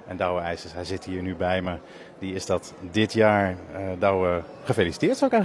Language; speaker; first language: Dutch; native; Dutch